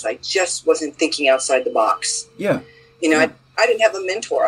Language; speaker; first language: English; native; English